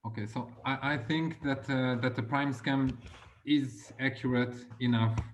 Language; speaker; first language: English; non-native, fluent; Hungarian